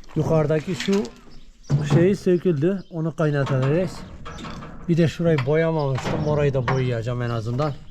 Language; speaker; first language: Turkish; native; Turkish